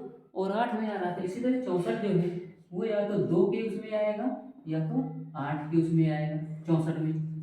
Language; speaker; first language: Hindi; native; Hindi